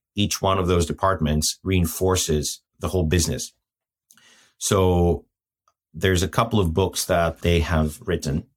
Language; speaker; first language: English; non-native, fluent; Greek